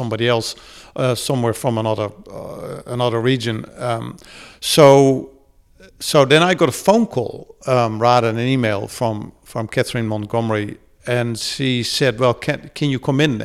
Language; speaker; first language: English; non-native, fluent; Dutch